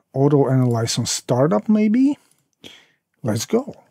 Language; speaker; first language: English; non-native, fluent; Polish